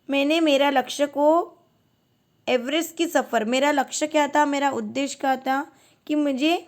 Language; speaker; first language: Hindi; non-native, local second language; Marathi